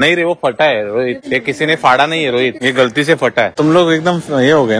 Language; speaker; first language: Hindi; non-native, local second language; Marathi